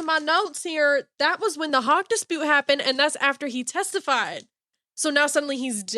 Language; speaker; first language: English; native; English